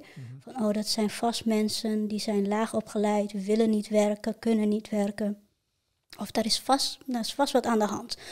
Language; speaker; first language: Dutch; native; Dutch